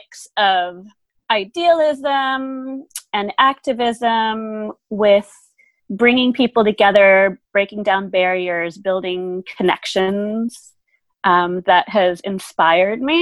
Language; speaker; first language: English; early bilingual, other home language; German